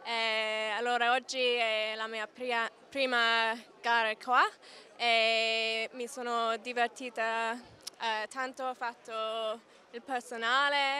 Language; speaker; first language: Italian; non-native, learner; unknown